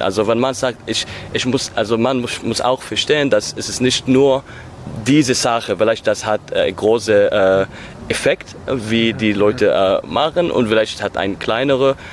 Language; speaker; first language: German; non-native, learner; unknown